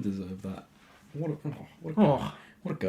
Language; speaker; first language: English; native; English